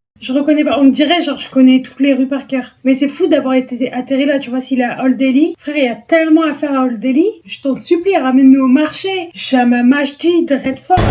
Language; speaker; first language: French; native; French